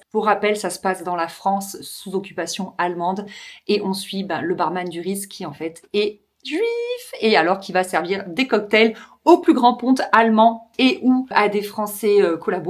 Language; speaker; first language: French; native; French